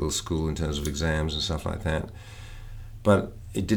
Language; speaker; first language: English; native; English